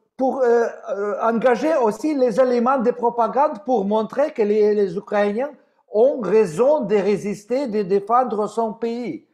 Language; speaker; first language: French; non-native, fluent; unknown